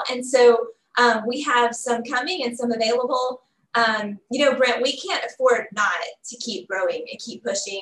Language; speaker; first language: English; native; English